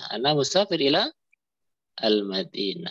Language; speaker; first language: Arabic; non-native, fluent; Indonesian